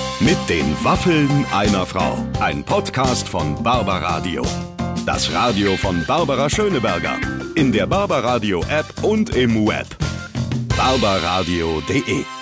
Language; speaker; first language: German; native; German